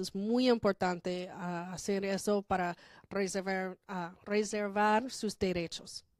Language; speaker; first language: Spanish; non-native, fluent; English